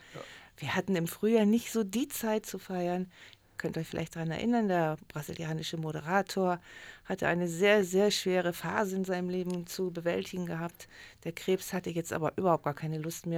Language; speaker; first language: German; native; German